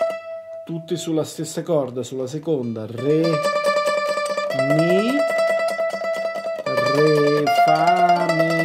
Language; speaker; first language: Italian; native; Italian